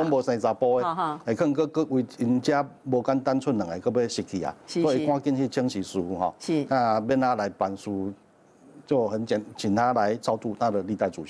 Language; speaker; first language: Chinese; native; Chinese